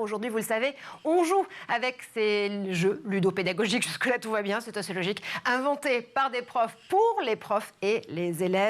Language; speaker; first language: French; native; French